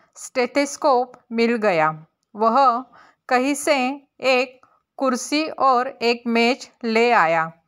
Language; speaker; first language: Hindi; non-native, local second language; Marathi